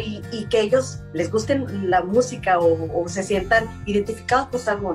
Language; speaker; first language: Spanish; native; Spanish